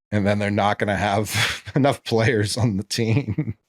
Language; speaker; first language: English; native; English